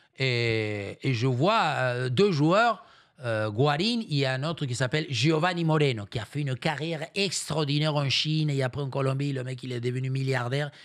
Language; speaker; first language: French; non-native, fluent; Spanish